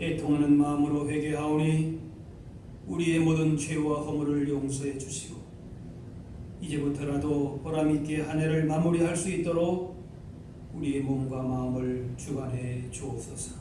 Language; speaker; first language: Korean; native; Korean